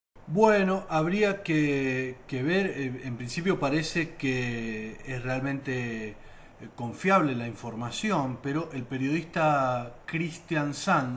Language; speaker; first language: Spanish; native; Spanish